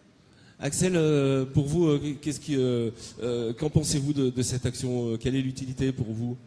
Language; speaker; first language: French; native; French